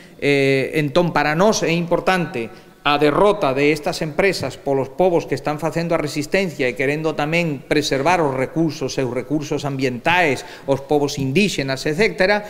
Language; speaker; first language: Galician; early bilingual, heritage; Galician